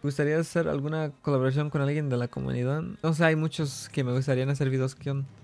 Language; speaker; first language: Spanish; early bilingual, heritage; Spanish